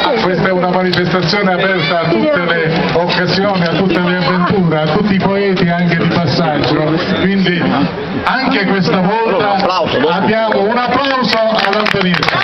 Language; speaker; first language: Italian; native; Italian